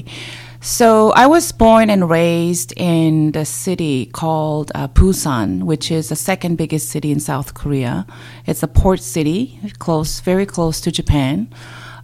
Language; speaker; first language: English; non-native, fluent; Korean